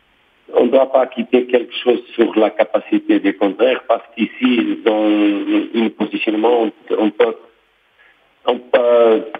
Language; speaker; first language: French; non-native, fluent; Portuguese